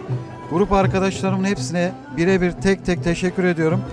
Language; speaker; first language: Turkish; native; Turkish